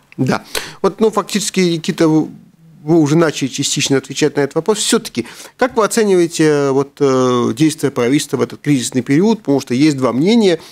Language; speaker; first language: Russian; native; Russian